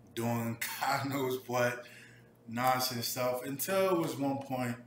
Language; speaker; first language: English; native; English